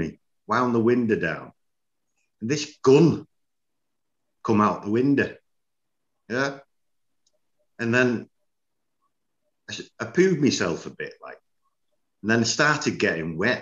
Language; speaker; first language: English; native; English